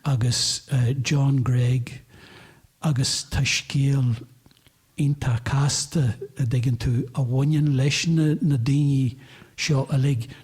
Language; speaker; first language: Irish; native; Irish